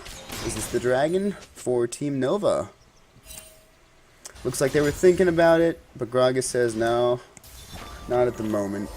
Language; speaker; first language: English; native; English